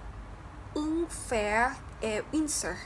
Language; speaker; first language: French; non-native, learner; Vietnamese